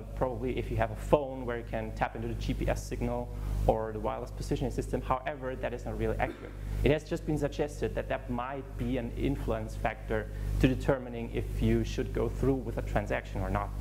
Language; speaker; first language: English; non-native, fluent; German